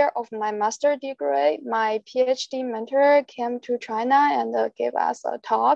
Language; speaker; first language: English; non-native, learner; Chinese